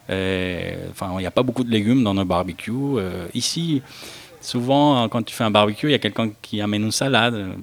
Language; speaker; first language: French; non-native, fluent; Spanish